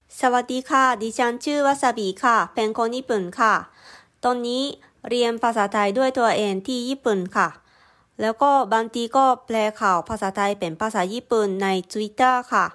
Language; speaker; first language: Thai; non-native, learner; Japanese